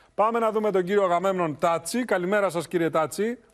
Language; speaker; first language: Greek; native; Greek